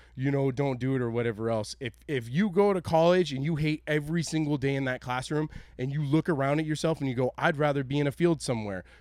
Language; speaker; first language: English; native; English